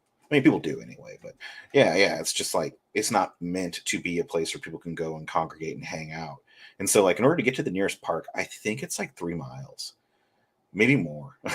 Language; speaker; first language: English; native; English